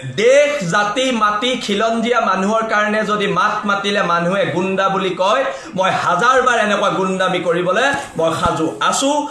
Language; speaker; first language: Assamese; native; Assamese